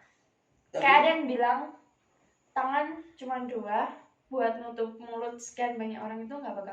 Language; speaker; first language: Indonesian; native; Indonesian